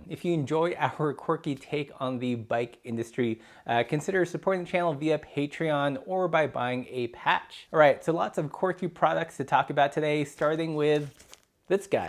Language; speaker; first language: English; native; English